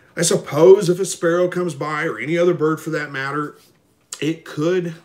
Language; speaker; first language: English; native; English